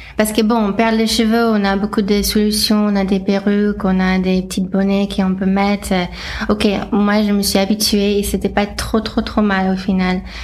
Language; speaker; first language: French; non-native, fluent; English